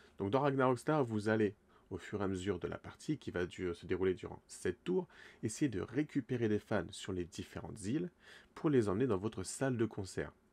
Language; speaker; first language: French; native; French